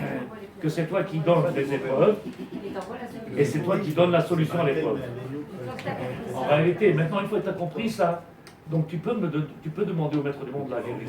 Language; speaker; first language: French; native; French